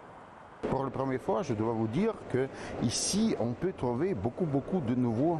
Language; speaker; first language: French; non-native, fluent; Russian